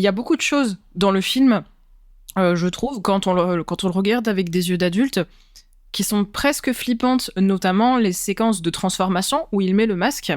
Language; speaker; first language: French; native; French